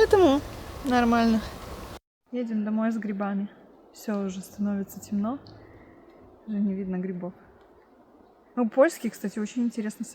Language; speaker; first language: Russian; native; Russian